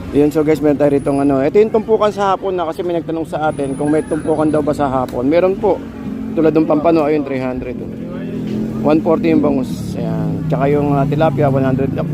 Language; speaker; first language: Filipino; native; Filipino